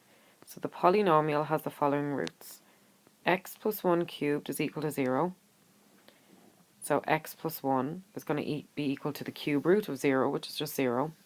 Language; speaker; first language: English; native; English